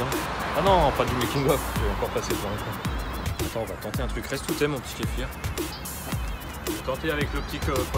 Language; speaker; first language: French; native; French